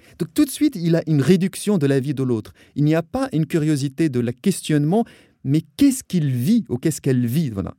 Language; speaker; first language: French; non-native, local second language; Arabic